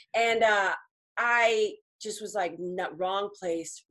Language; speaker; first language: English; early bilingual, other home language; Spanish